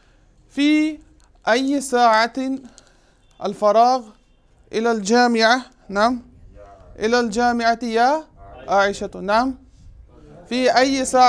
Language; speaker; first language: Arabic; non-native, fluent; Urdu